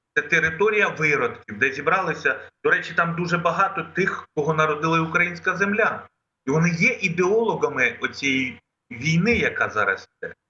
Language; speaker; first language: Ukrainian; non-native, local second language; Russian